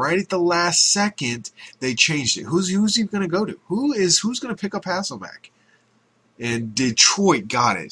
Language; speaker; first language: English; native; English